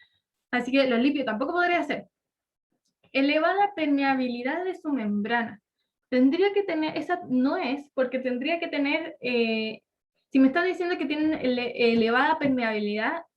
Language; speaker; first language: Spanish; native; Spanish